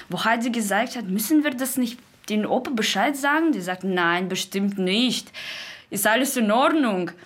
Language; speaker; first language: German; non-native, learner; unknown